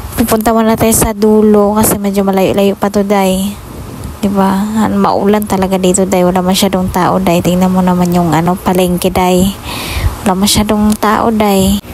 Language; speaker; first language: Filipino; non-native, local second language; Cebuano